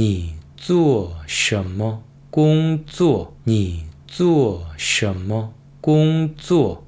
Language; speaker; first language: Chinese; non-native, fluent; Korean